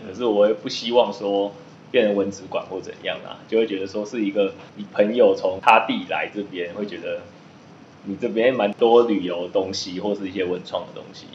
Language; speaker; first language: Chinese; native; Chinese